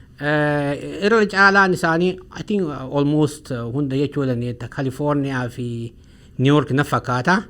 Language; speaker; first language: Oromo; native; Oromo